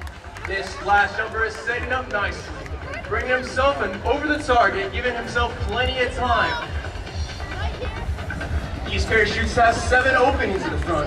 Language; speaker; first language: English; native; English